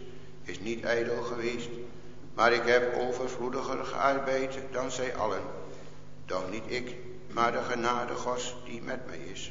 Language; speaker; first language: Dutch; native; Dutch